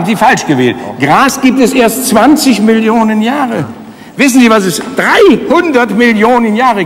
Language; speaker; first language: German; native; German